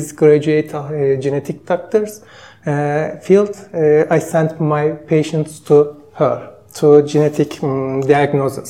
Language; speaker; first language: English; non-native, learner; Turkish